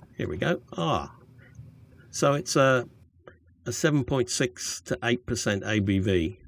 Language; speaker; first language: English; native; English